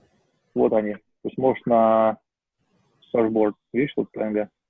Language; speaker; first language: Russian; native; Russian